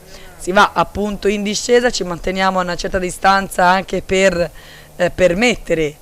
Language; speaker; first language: Italian; native; Italian